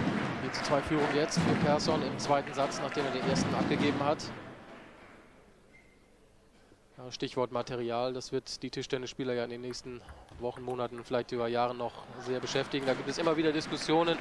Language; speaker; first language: German; native; German